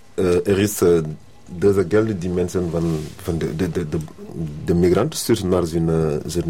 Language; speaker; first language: Dutch; non-native, learner; French